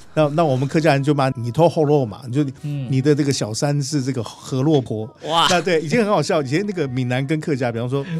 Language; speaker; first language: Chinese; native; Chinese